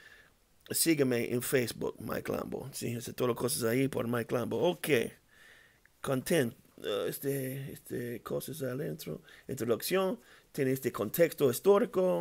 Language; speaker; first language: Spanish; non-native, learner; English